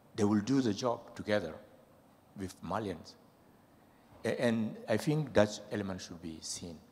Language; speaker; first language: English; non-native, fluent; French